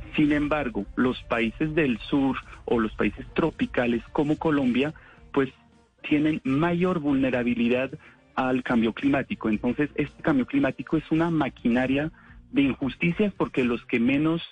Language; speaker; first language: Spanish; non-native, fluent; French